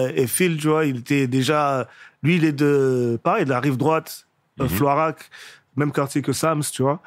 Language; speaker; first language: French; native; French